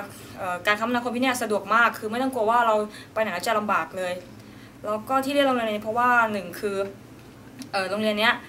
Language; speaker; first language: Thai; native; Thai